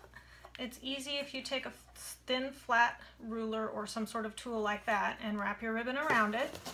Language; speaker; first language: English; native; English